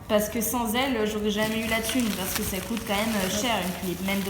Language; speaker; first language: French; native; French